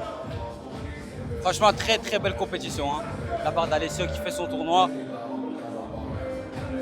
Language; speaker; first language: French; native; French